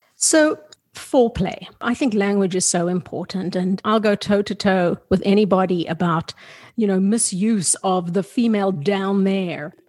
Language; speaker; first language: English; native; English